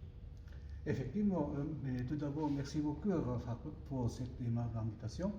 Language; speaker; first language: French; non-native, learner; Japanese